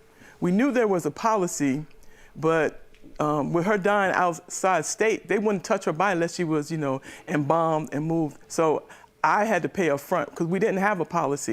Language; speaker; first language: English; native; English